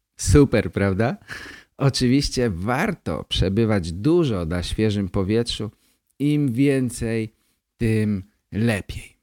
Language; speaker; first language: Polish; native; Polish